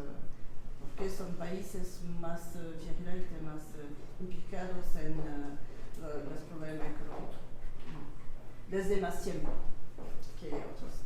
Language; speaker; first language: Spanish; non-native, learner; French